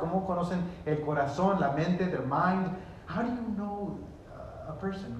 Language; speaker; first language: Spanish; early bilingual, heritage; Spanish